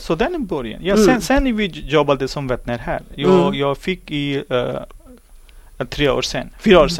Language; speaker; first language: Swedish; non-native, learner; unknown